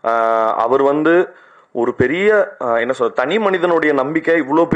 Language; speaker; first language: Tamil; native; Tamil